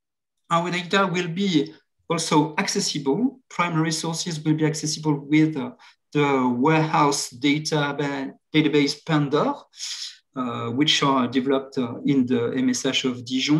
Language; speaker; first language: English; non-native, fluent; French